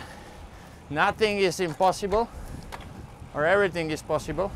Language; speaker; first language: English; non-native, fluent; Slovak